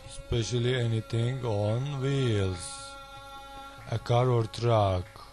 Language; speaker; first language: English; non-native, learner; Turkish